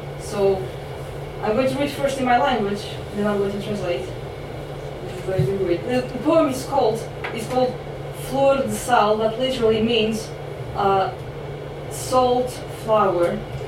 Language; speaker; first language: English; non-native, fluent; Portuguese